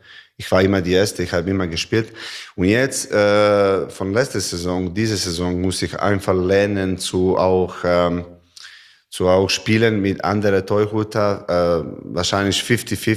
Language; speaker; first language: German; non-native, learner; Serbian